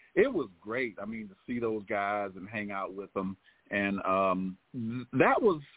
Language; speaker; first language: English; native; English